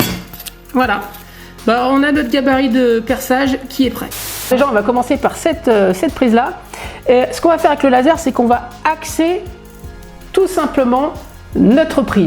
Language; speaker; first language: French; native; French